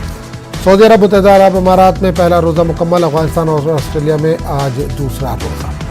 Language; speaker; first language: Hindi; native; Hindi